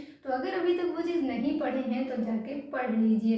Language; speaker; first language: Hindi; native; Hindi